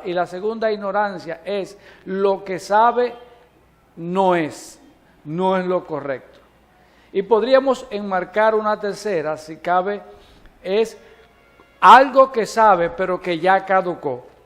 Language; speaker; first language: Spanish; native; Spanish